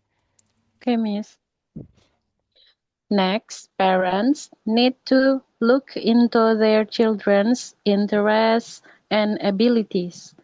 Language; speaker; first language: English; non-native, learner; Indonesian